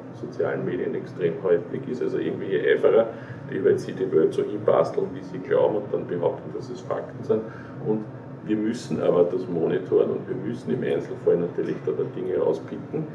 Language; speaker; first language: German; native; German